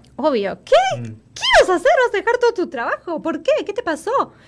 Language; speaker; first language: Spanish; native; Spanish